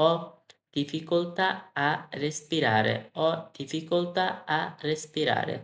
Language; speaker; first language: Italian; non-native, learner; Bangla